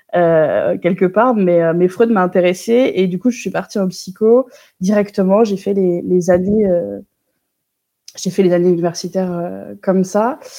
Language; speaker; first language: French; native; French